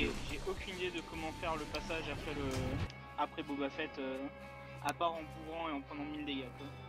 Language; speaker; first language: French; native; French